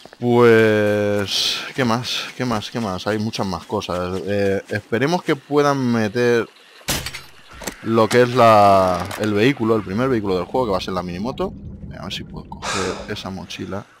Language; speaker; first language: Spanish; native; Spanish